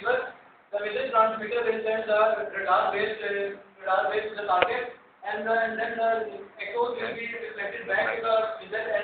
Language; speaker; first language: English; non-native, learner; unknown